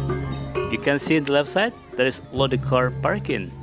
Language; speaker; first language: English; non-native, learner; Indonesian